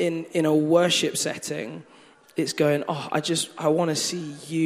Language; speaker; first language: English; native; English